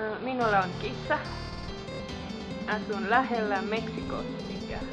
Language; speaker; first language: Finnish; non-native, learner; Spanish